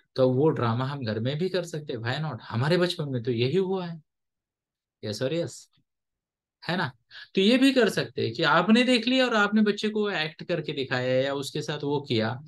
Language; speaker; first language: Hindi; non-native, local second language; Marathi